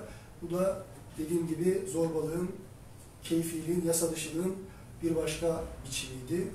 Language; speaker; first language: Turkish; native; Turkish